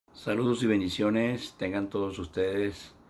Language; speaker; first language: Spanish; native; Spanish